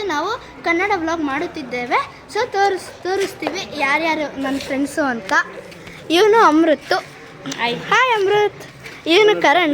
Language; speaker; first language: Kannada; native; Kannada